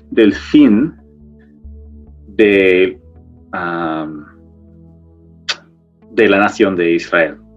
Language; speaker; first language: Spanish; non-native, fluent; English